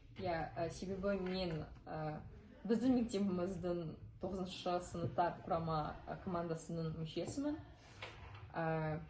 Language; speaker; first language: Kazakh; non-native, local second language; Russian